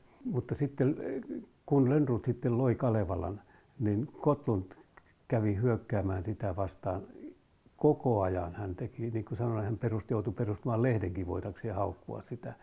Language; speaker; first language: Finnish; native; Finnish